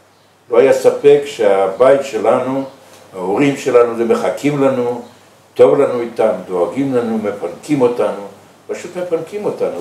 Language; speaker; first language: Hebrew; early bilingual, other home language; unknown